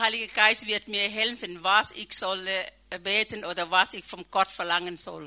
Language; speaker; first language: German; non-native, learner; Thai